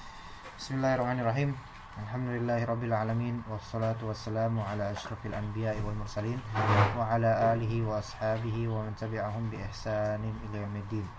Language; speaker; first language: Arabic; non-native, fluent; Indonesian